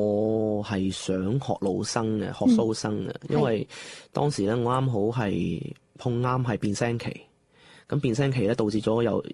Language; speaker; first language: Cantonese; non-native, local second language; Chinese